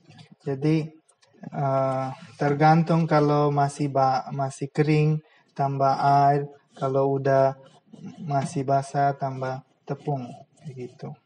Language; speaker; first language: Indonesian; non-native, fluent; Bangla